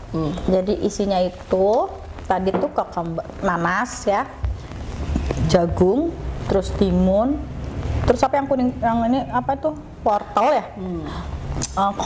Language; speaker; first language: Indonesian; native; Indonesian